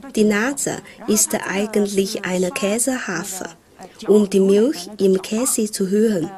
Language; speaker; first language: German; non-native, fluent; Chinese